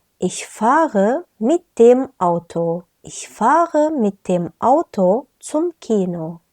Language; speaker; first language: German; non-native, fluent; Turkish